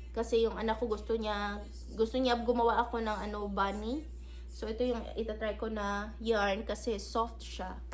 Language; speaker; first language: Filipino; non-native, local second language; Cebuano